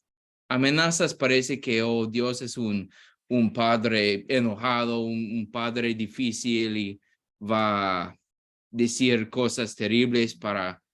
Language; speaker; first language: Spanish; non-native, fluent; English